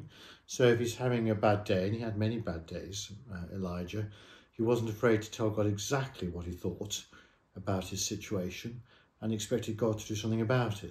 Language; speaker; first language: English; native; English